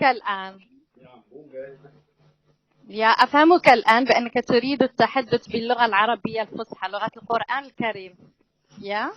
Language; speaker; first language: Arabic; non-native, fluent; Indonesian